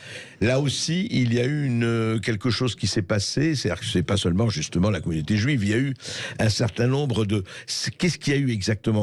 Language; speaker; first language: French; native; French